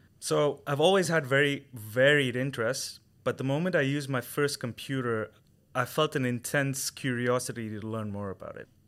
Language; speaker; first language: English; non-native, local second language; Tamil